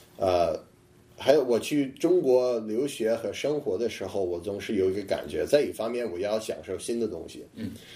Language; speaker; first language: Chinese; non-native, fluent; English